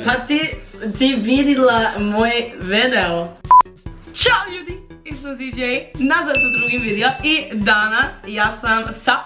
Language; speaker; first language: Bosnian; non-native, learner; English